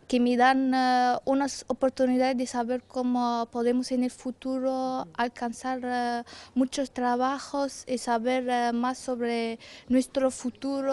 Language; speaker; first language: Spanish; non-native, fluent; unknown